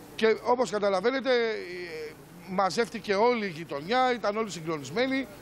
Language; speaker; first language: Greek; native; Greek